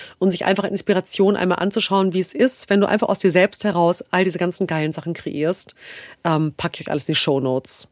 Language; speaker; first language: German; early bilingual, other home language; Kurdish